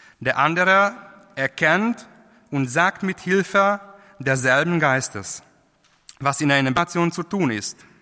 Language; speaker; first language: German; non-native, fluent; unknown